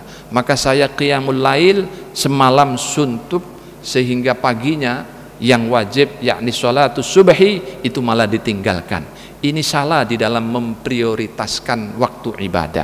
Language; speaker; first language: Indonesian; native; Indonesian